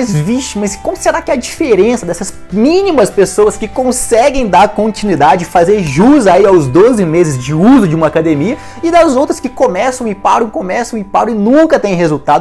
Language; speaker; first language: Portuguese; native; Portuguese